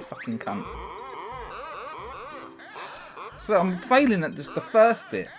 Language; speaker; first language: English; native; English